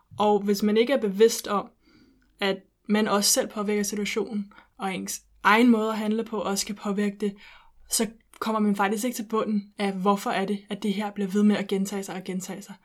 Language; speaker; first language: Danish; early bilingual, heritage; Danish